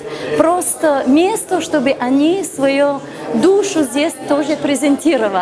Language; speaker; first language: Russian; non-native, fluent; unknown